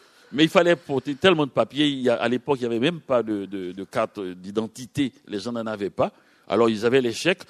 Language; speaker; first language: French; native; French